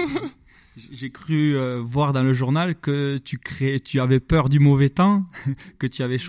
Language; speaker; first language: French; native; French